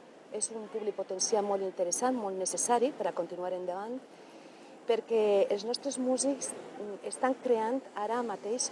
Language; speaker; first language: Catalan; native; Catalan